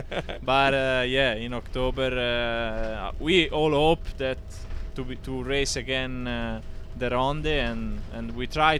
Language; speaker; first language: English; non-native, learner; Italian